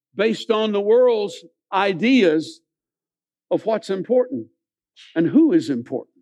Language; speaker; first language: English; native; English